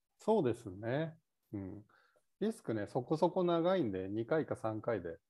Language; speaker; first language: Japanese; native; Japanese